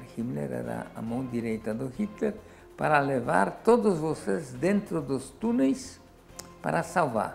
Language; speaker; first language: Portuguese; non-native, fluent; Polish